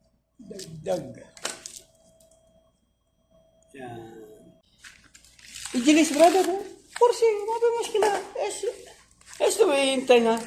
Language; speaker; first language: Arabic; non-native, learner; Filipino